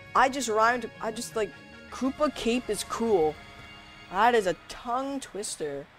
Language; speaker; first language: English; native; English